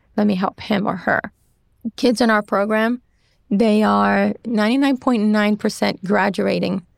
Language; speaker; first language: English; non-native, fluent; Portuguese